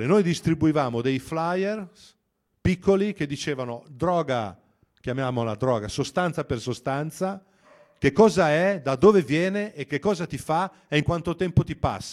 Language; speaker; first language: Italian; native; Italian